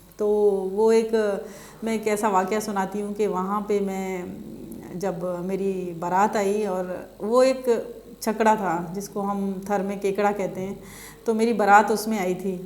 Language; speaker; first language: Urdu; non-native, local second language; Sindhi